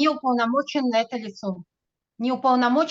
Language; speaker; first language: Russian; native; Russian